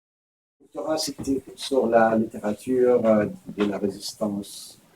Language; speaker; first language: French; non-native, fluent; Arabic